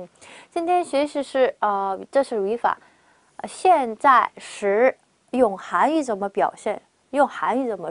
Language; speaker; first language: Chinese; non-native, fluent; Korean